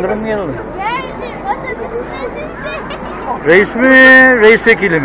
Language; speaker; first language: Turkish; native; Turkish